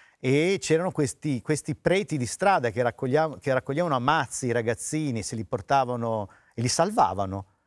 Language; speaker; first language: Italian; native; Italian